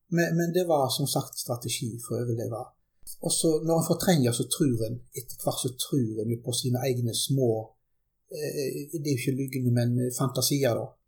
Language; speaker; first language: Norwegian; early bilingual, other home language; German